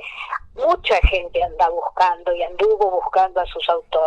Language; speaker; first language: Spanish; native; Spanish